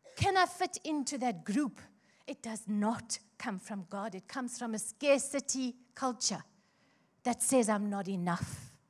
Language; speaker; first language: English; native; English